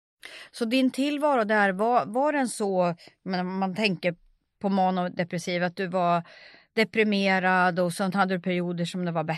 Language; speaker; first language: Swedish; native; Swedish